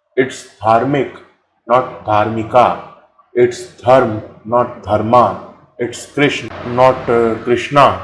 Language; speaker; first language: Hindi; native; Hindi